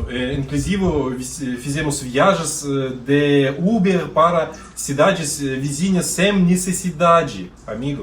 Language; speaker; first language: Portuguese; non-native, learner; Russian